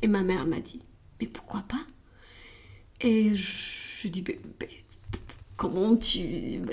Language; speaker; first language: French; non-native, learner; Romanian